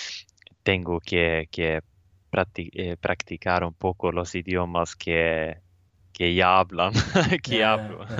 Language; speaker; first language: Spanish; non-native, learner; Swedish